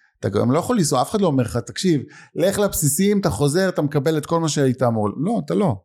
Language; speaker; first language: Hebrew; native; Hebrew